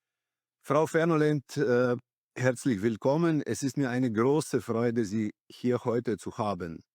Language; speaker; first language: German; non-native, fluent; Slovenian